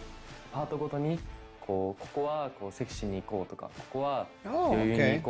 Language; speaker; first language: Japanese; native; Japanese